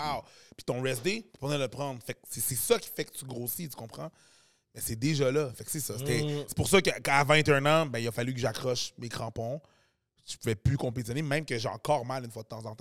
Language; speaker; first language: French; native; French